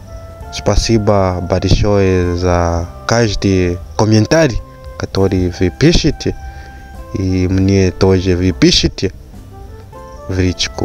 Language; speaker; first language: Russian; non-native, fluent; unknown